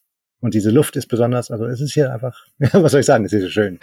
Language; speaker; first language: German; native; German